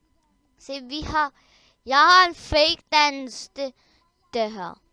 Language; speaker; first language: Danish; early bilingual, other home language; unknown